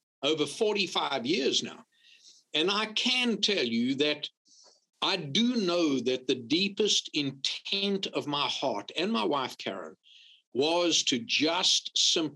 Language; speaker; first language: English; native; English